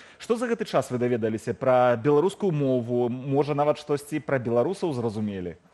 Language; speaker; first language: Belarusian; native; Belarusian